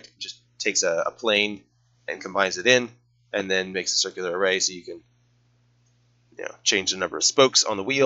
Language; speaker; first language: English; native; English